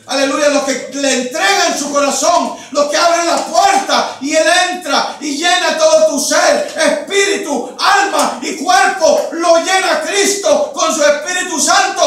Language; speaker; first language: Spanish; native; Spanish